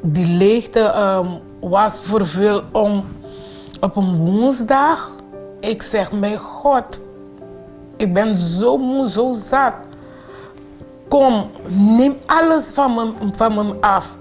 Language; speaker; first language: Dutch; non-native, local second language; Papiamento